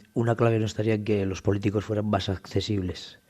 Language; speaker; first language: Spanish; native; Spanish